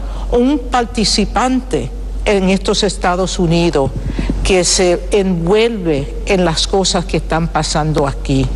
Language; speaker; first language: Spanish; early bilingual, heritage; Spanish